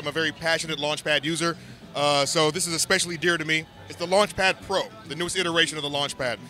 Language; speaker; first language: English; native; English